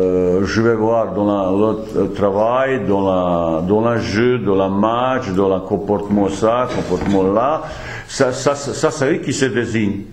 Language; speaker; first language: French; non-native, fluent; Bosnian